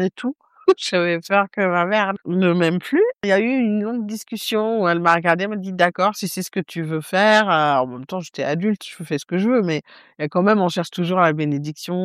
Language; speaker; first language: French; non-native, local second language; Arabic